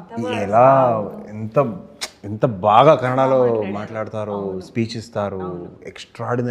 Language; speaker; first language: Telugu; non-native, learner; Kannada